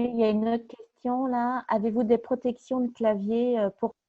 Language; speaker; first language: French; native; French